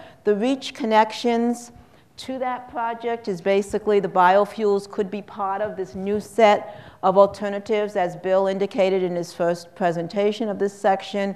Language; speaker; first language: English; native; English